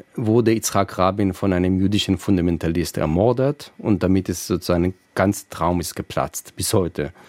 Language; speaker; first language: German; non-native, fluent; Hebrew